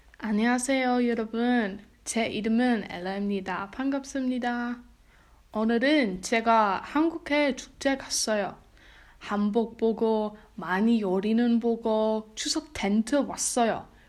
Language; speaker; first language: Korean; non-native, learner; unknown